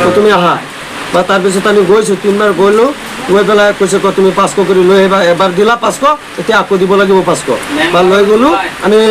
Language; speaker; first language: Assamese; non-native, local second language; Bangla